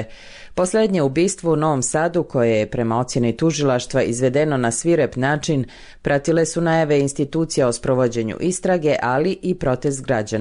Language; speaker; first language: Croatian; native; Croatian